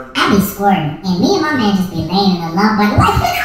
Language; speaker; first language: English; native; English